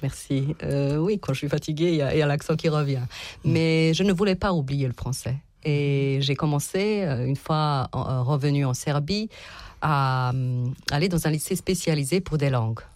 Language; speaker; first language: French; non-native, fluent; Serbian